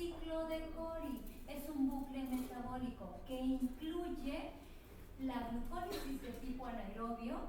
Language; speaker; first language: Spanish; native; Spanish